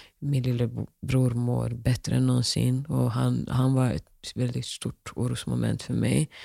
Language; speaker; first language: Swedish; early bilingual, other home language; Somali